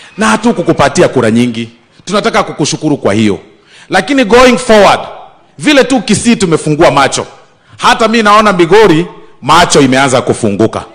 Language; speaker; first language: Swahili; non-native, local second language; Gusii